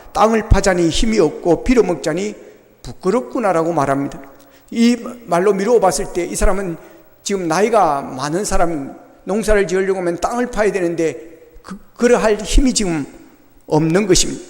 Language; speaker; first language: Korean; native; Korean